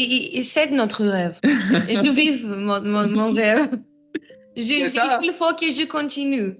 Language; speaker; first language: French; non-native, learner; Greek